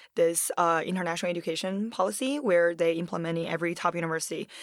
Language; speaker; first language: English; early bilingual, other home language; Chinese